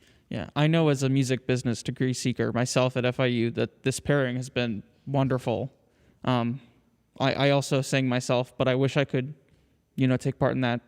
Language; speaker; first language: English; native; English